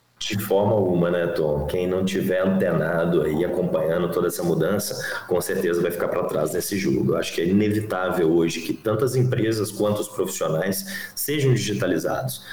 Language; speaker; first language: Portuguese; native; Portuguese